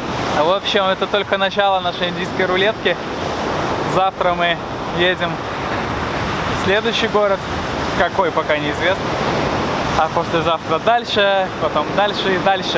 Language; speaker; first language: Russian; native; Russian